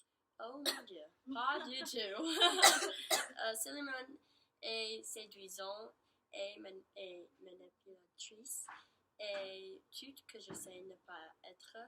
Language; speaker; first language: French; non-native, learner; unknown